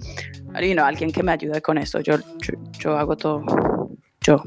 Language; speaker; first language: Spanish; early bilingual, heritage; Spanish